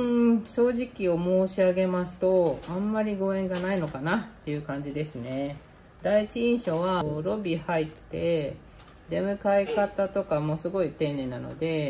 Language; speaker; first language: Japanese; native; Japanese